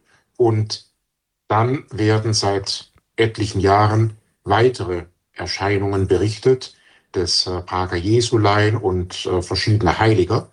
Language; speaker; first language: German; native; German